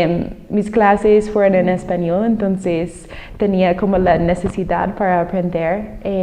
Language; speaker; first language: Spanish; non-native, fluent; English